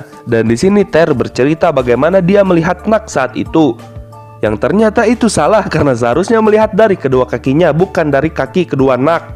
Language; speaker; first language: Indonesian; native; Indonesian